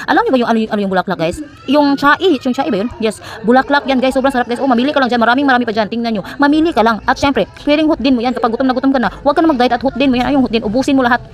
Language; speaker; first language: Filipino; non-native, local second language; Cebuano